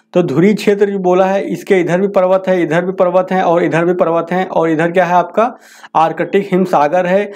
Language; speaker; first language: Hindi; native; Hindi